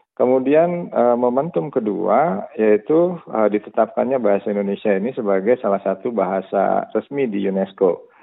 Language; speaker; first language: Indonesian; native; Indonesian